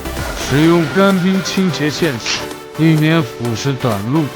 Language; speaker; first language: Chinese; native; Chinese